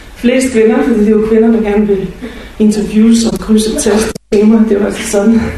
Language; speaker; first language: Danish; non-native, fluent; Bulgarian